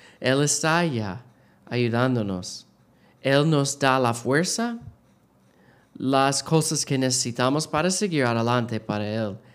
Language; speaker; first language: Spanish; non-native, learner; English